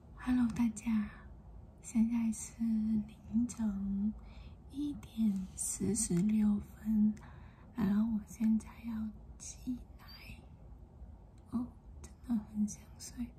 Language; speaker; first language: Chinese; non-native, fluent; Vietnamese